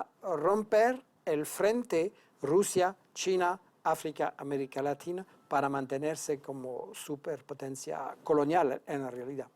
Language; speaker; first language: Spanish; non-native, fluent; French